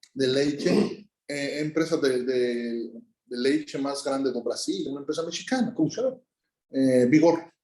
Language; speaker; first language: Portuguese; non-native, learner; Spanish